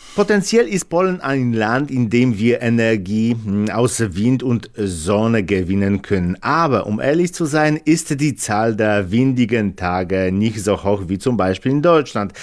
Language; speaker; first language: German; non-native, fluent; Polish